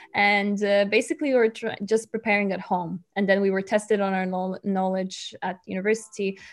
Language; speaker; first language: English; non-native, fluent; Polish